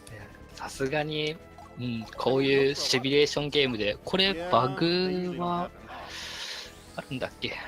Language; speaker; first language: Japanese; native; Japanese